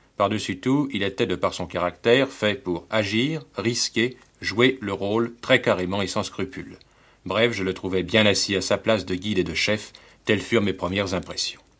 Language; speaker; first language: French; native; French